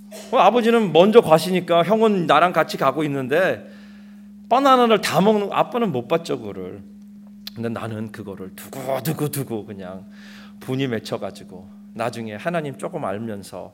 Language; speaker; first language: Korean; early bilingual, heritage; Korean